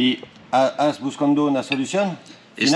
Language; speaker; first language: Spanish; non-native, learner; French